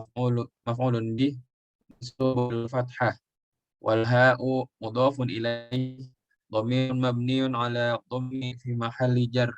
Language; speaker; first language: Arabic; non-native, learner; Indonesian